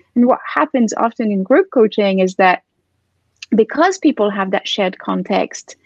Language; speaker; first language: English; non-native, fluent; French